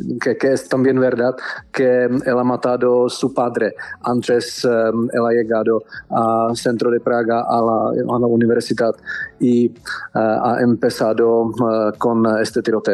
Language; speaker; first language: Spanish; non-native, learner; Czech